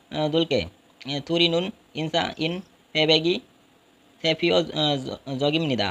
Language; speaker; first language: Korean; non-native, fluent; Bangla